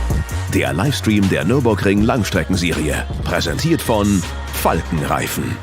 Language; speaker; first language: German; native; German